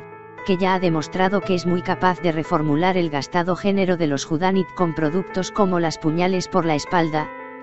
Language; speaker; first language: Spanish; native; Spanish